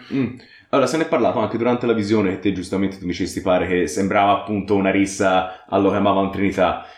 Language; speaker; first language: Italian; native; Italian